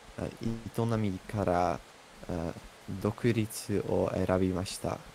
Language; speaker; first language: Japanese; non-native, learner; English